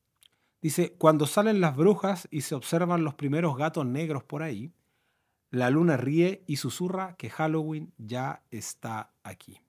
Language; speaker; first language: Spanish; native; Spanish